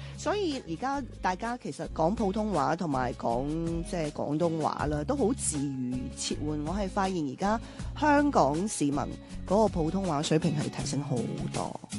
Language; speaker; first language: Cantonese; native; Cantonese